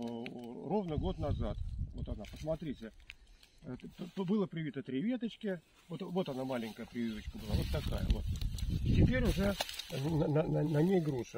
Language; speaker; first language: Russian; native; Russian